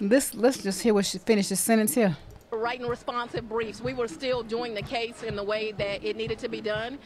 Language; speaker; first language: English; native; English